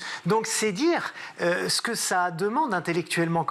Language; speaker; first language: French; native; French